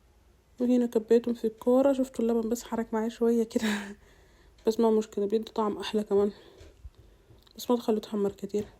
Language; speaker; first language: Arabic; native; Arabic